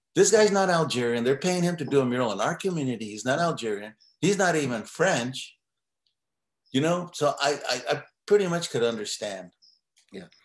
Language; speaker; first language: English; native; English